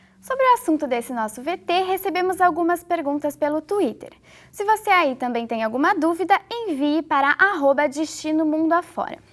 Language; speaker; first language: Portuguese; native; Portuguese